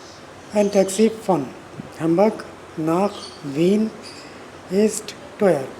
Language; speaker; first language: German; non-native, learner; Urdu